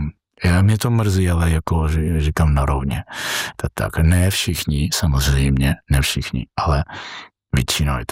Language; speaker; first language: Czech; non-native, fluent; Georgian